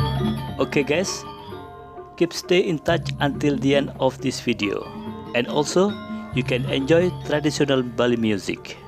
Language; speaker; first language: English; non-native, learner; Indonesian